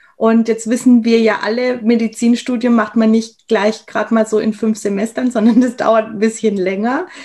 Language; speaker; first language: German; native; German